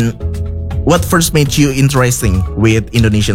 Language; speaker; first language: English; non-native, learner; Indonesian